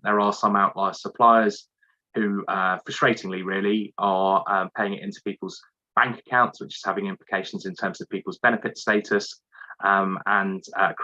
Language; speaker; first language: English; native; English